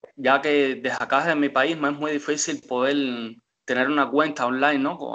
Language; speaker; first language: Spanish; native; Spanish